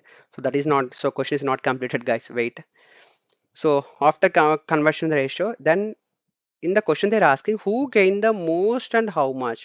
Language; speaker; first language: English; non-native, local second language; Telugu